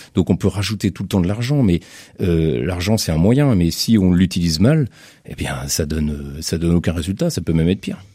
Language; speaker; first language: French; native; French